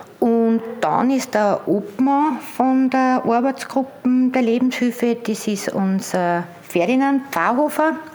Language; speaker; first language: German; native; German